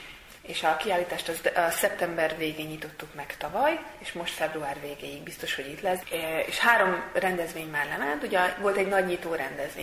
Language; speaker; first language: Hungarian; native; Hungarian